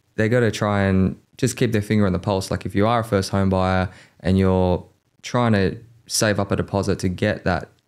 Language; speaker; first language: English; native; English